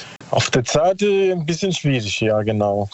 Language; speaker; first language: German; non-native, learner; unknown